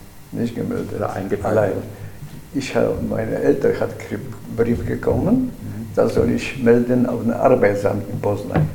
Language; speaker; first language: German; non-native, learner; Polish